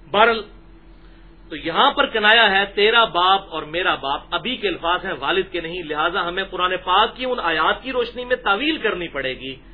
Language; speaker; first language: Urdu; native; Urdu